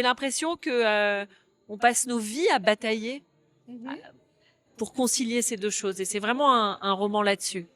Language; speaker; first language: French; native; French